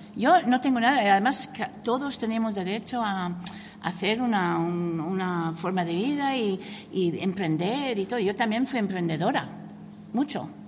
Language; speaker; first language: Spanish; non-native, fluent; English